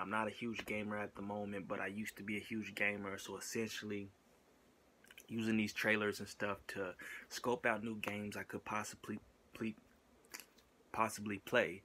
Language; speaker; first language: English; native; English